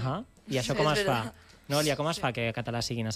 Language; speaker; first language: Catalan; native; Catalan